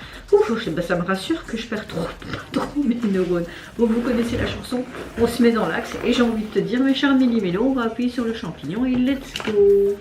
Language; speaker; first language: French; native; French